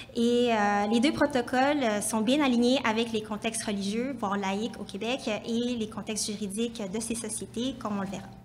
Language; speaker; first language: French; native; French